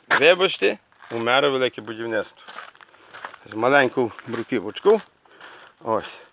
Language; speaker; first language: Ukrainian; native; Ukrainian